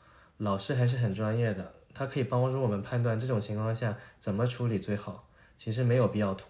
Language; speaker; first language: Chinese; native; Chinese